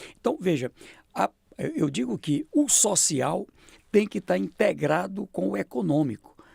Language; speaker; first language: Portuguese; native; Portuguese